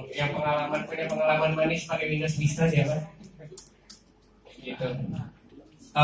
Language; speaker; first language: Indonesian; native; Indonesian